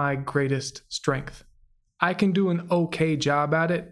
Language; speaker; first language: English; native; English